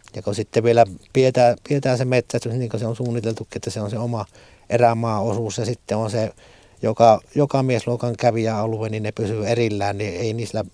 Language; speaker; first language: Finnish; native; Finnish